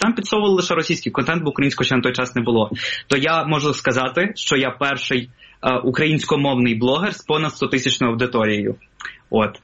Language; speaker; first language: Ukrainian; non-native, local second language; Russian